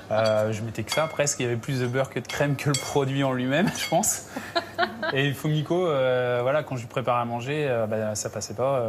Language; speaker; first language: French; native; French